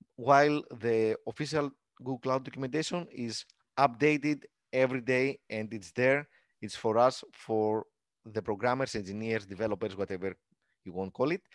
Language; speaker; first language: English; non-native, fluent; Greek